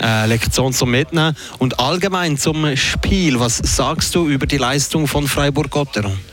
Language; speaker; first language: German; native; German